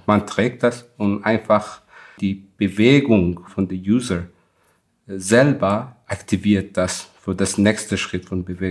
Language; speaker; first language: German; non-native, fluent; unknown